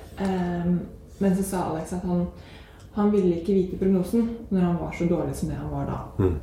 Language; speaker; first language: Norwegian; native; Norwegian